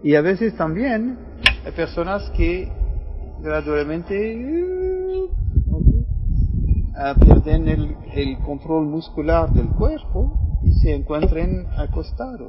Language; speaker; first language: Spanish; non-native, fluent; French